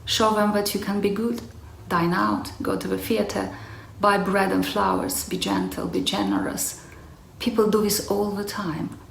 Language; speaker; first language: English; non-native, fluent; Romanian